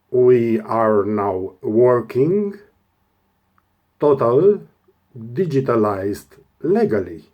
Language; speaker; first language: English; non-native, learner; Romanian